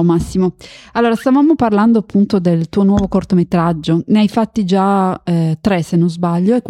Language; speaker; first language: Italian; native; Italian